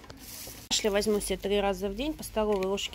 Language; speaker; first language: Russian; native; Russian